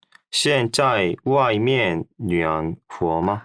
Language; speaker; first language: Chinese; non-native, learner; Korean